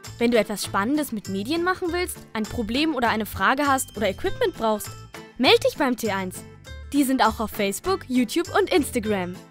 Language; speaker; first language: German; native; German